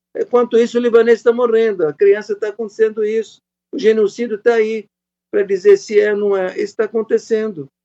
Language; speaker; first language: Portuguese; non-native, fluent; Arabic